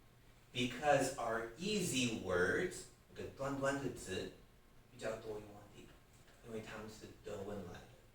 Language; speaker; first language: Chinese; non-native, learner; English